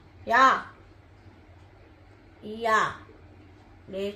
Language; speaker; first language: Indonesian; non-native, learner; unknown